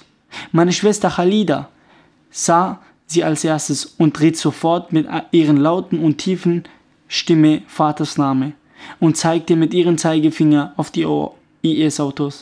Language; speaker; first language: German; early bilingual, other home language; Kurdish